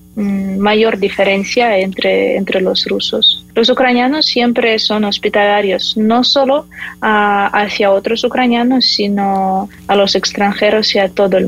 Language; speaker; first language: Spanish; non-native, fluent; Ukrainian